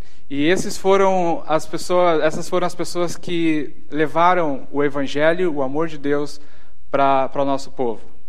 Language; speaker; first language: Portuguese; native; Portuguese